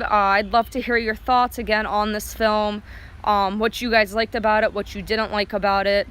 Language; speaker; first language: English; native; English